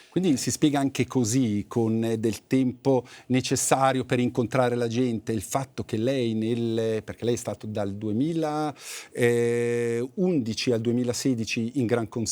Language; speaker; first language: Italian; native; Italian